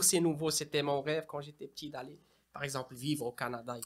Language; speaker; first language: French; non-native, local second language; Arabic